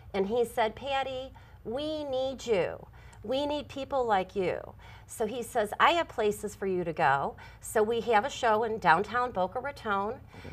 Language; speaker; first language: English; native; English